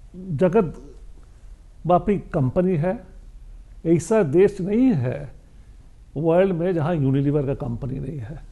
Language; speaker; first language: Hindi; non-native, local second language; Bangla